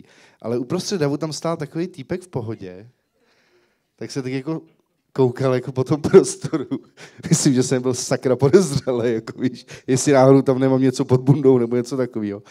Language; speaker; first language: Czech; native; Czech